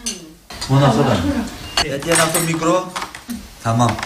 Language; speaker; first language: Greek; early bilingual, heritage; Turkish